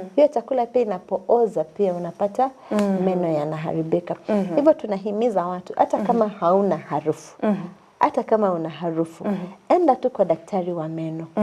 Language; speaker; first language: Swahili; non-native, local second language; Kamba